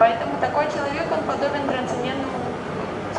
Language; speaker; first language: Russian; native; Russian